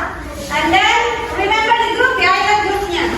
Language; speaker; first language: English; non-native, fluent; Indonesian